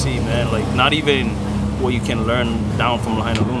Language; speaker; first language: English; non-native, fluent; Samoan